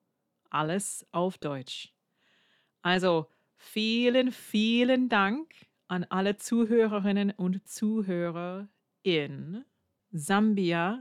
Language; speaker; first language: German; non-native, fluent; English